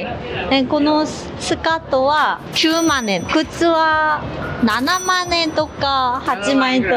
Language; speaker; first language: Japanese; non-native, learner; Korean